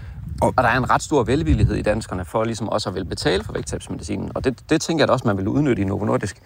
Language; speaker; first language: Danish; native; Danish